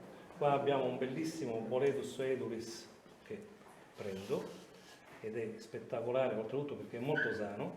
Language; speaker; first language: Italian; native; Italian